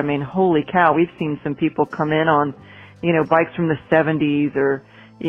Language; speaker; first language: English; native; English